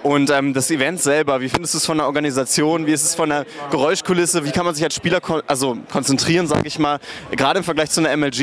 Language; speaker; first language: German; native; German